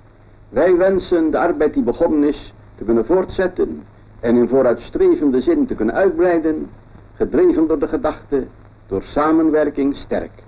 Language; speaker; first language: Dutch; native; Dutch